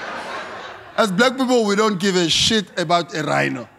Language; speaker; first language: English; non-native, local second language; Xhosa